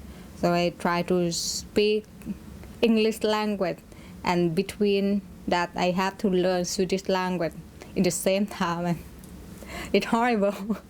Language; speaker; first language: English; non-native, learner; Thai